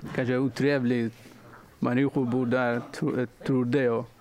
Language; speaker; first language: Swedish; non-native, fluent; Persian